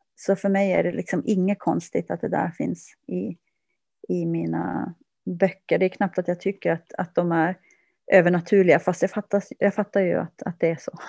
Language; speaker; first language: Swedish; native; Swedish